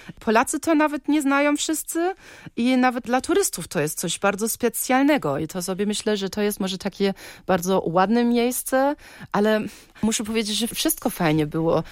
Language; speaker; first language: Polish; early bilingual, heritage; Polish